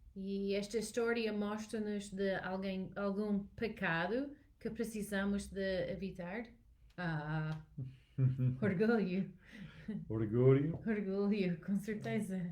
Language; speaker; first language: Portuguese; non-native, learner; English